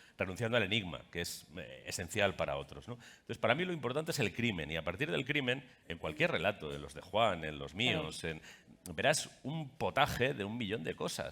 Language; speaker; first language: Spanish; native; Spanish